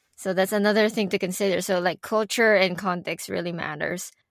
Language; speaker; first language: English; non-native, local second language; Filipino